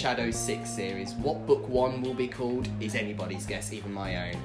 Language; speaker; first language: English; native; English